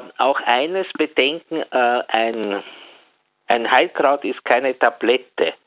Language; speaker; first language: German; native; German